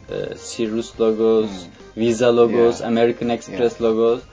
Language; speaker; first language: English; non-native, fluent; Turkish